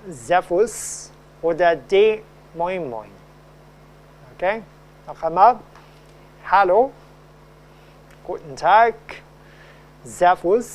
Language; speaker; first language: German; non-native, fluent; Cantonese